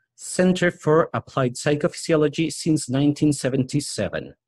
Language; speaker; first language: English; non-native, fluent; Spanish